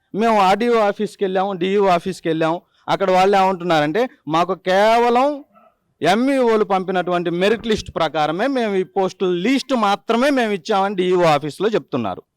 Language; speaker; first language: Telugu; native; Telugu